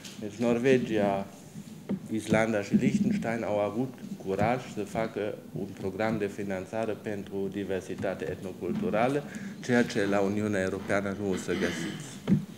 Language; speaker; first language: Romanian; non-native, fluent; German